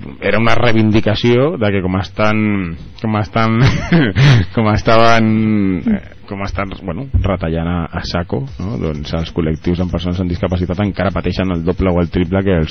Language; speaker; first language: Catalan; native; Catalan